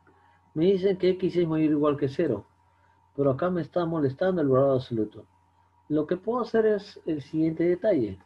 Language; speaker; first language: Spanish; native; Spanish